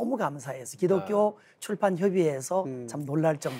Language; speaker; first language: Korean; native; Korean